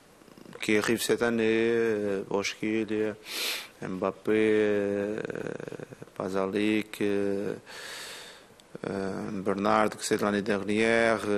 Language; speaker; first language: French; non-native, fluent; Portuguese